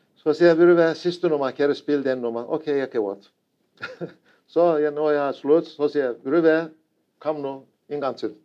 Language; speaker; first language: Danish; non-native, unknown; Turkish